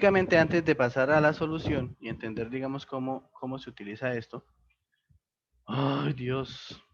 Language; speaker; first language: Spanish; native; Spanish